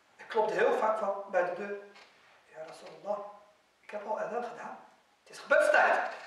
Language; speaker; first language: Dutch; non-native, fluent; Arabic